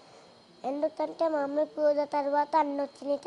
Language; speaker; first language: Telugu; native; Telugu